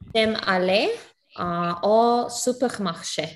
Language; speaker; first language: French; non-native, learner; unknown